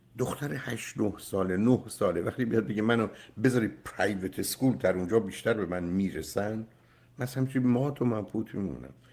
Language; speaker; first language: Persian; native; Persian